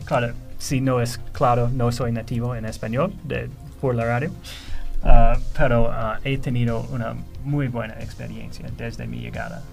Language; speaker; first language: Spanish; non-native, fluent; English